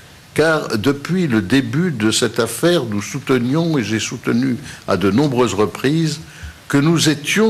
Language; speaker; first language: French; native; French